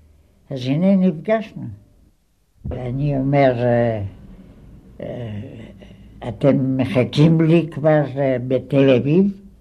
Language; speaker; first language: Hebrew; non-native, fluent; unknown